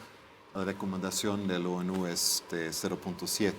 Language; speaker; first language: Spanish; non-native, fluent; Swedish